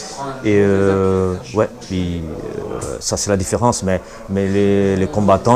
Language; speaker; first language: French; non-native, learner; Portuguese